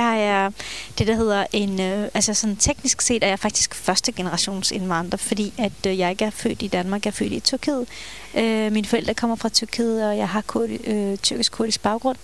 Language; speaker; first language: Danish; early bilingual, other home language; Turkish